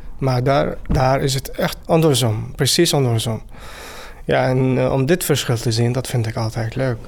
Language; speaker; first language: Dutch; non-native, learner; Arabic